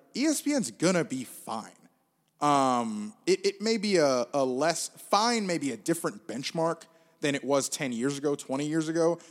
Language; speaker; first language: English; native; English